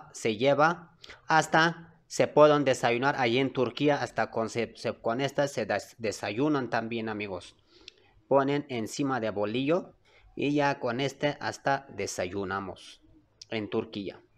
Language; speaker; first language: Spanish; non-native, learner; Turkish